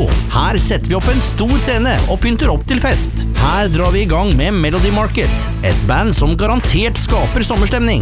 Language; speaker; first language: Norwegian; native; Norwegian